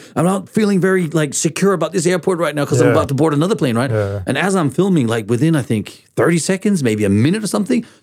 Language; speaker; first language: English; early bilingual, other home language; Danish